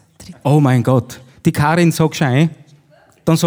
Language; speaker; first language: German; native; German